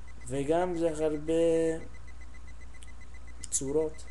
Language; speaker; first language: Hebrew; non-native, learner; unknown